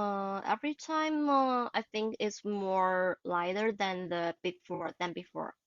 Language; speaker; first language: English; non-native, learner; Chinese